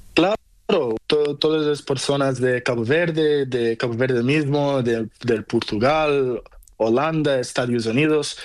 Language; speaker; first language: Spanish; non-native, learner; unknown